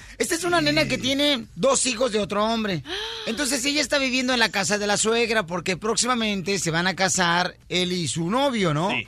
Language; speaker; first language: Spanish; native; Spanish